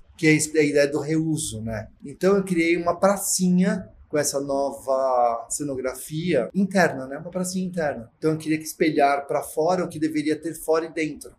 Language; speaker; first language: Portuguese; native; Portuguese